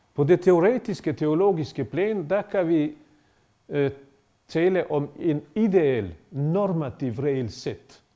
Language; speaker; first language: Danish; non-native, fluent; Bosnian